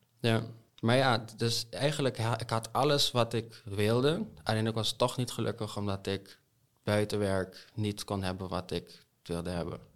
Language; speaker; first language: Dutch; non-native, local second language; Papiamento